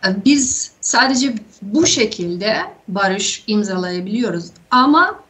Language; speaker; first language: Turkish; non-native, fluent; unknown